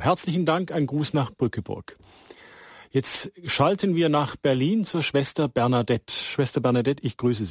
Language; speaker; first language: German; native; German